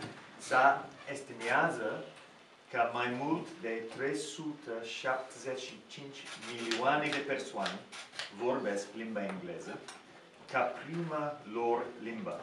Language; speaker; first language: Romanian; non-native, learner; English